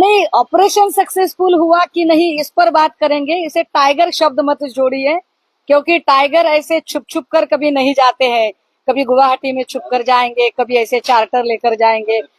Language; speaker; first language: Hindi; non-native, local second language; Marathi